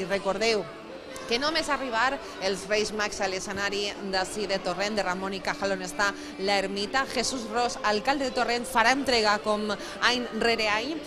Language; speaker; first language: Catalan; native; Catalan